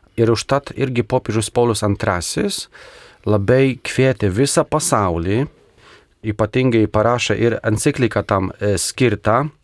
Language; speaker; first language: Lithuanian; non-native, local second language; Polish